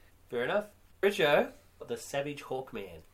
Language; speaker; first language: English; native; English